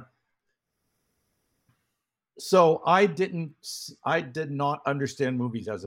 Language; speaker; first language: English; native; English